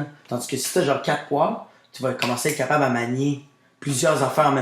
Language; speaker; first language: French; native; French